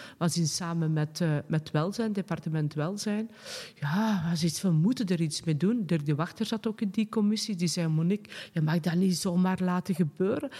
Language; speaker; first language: Dutch; native; Dutch